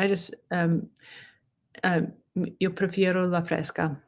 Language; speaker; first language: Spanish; non-native, learner; English